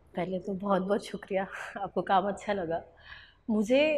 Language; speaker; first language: Hindi; native; Hindi